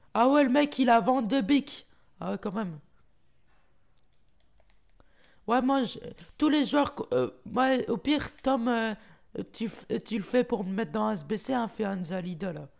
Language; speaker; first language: French; native; French